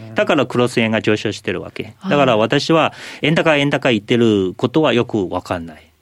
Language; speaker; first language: Japanese; non-native, fluent; Chinese